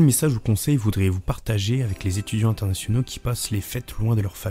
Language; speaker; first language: French; native; French